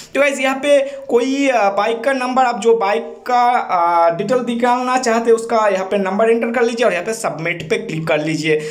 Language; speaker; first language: Hindi; non-native, local second language; Bangla